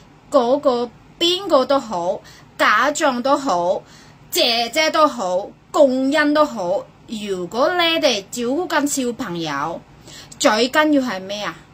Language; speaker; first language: Cantonese; non-native, fluent; Indonesian